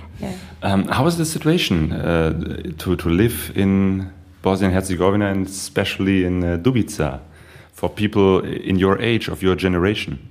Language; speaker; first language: English; non-native, fluent; German